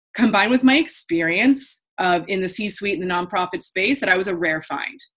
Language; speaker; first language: English; native; English